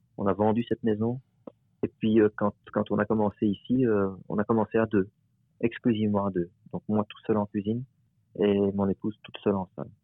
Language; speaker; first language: French; native; French